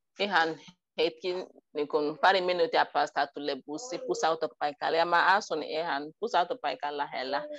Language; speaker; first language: Finnish; non-native, learner; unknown